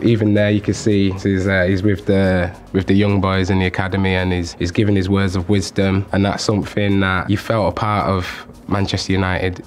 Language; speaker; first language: English; native; English